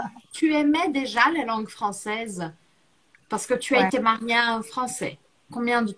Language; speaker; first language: French; non-native, fluent; Portuguese